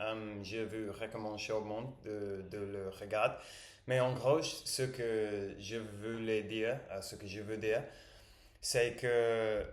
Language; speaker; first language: French; non-native, learner; English